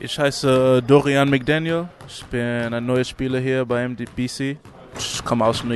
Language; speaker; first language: German; non-native, fluent; English